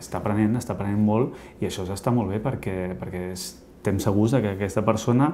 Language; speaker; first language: Catalan; native; Catalan